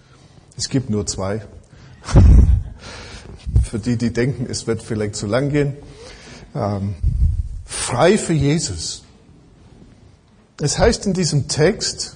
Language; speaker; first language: German; non-native, fluent; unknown